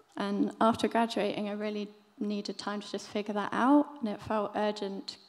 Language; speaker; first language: English; native; English